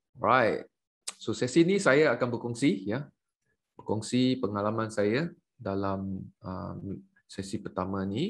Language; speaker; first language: Malay; native; Malay